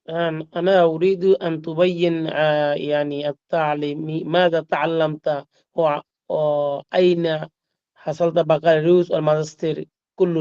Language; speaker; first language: Arabic; non-native, learner; Bangla